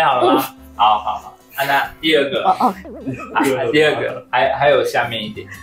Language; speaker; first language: Chinese; native; Chinese